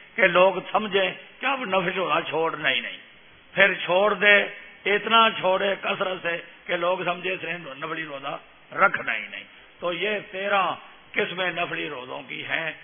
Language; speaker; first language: Urdu; non-native, local second language; Punjabi